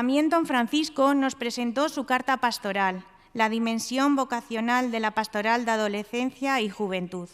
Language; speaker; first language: Spanish; native; Spanish